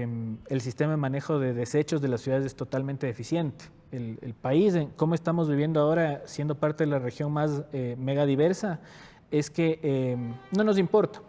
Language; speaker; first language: Spanish; native; Spanish